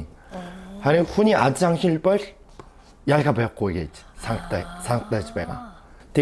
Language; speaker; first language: Mongolian; early bilingual, heritage; Mongolian